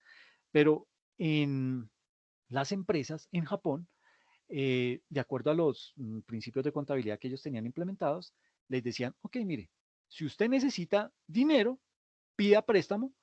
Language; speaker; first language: Spanish; native; Spanish